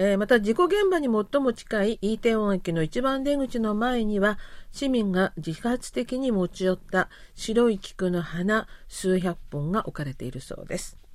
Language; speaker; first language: Japanese; non-native, fluent; Korean